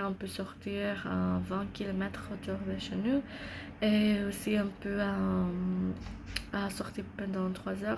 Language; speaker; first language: French; non-native, learner; English